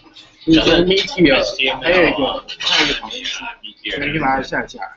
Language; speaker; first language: Chinese; native; Chinese